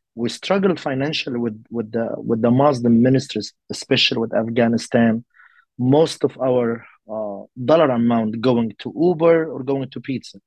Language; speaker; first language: English; non-native, learner; Arabic